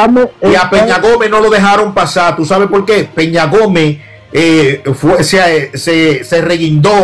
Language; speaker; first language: Spanish; native; Spanish